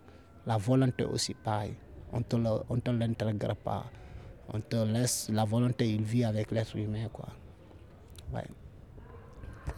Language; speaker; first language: French; non-native, local second language; Fula